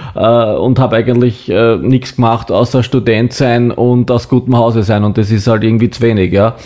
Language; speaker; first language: German; native; German